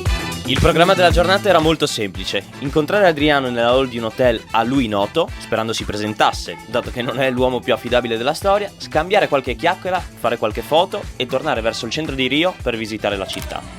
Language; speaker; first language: Italian; native; Italian